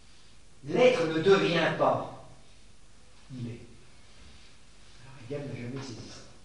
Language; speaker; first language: French; native; French